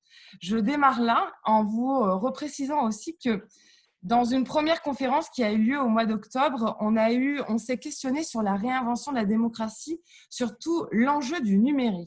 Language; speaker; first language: French; native; French